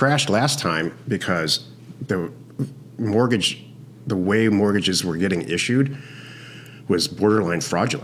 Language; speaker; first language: English; native; English